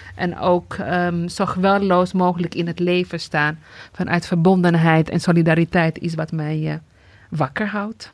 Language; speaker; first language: Dutch; non-native, fluent; Tigrinya